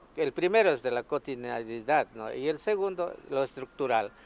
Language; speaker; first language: Spanish; native; Spanish